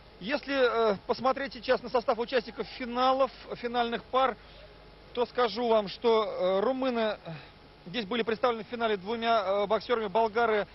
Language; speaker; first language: Russian; native; Russian